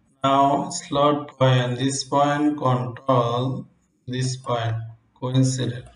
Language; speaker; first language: English; non-native, local second language; Bangla